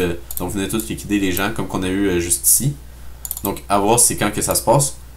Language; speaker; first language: French; native; French